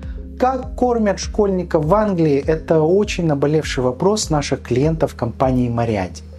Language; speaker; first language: Russian; native; Russian